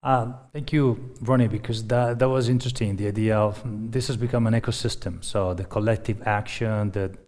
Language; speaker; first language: English; non-native, fluent; Italian